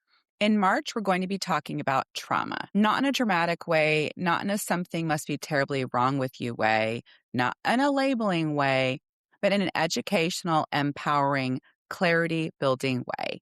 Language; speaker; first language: English; native; English